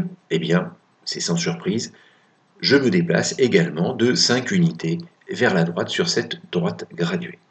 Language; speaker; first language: French; native; French